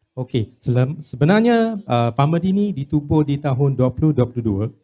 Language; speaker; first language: Malay; non-native, local second language; Cantonese